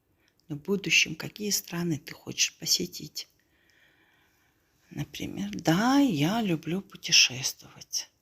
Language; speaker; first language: Russian; non-native, local second language; Kazakh